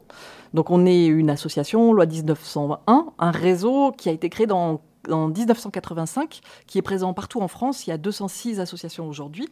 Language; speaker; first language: French; native; French